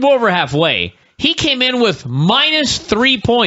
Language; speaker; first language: English; native; English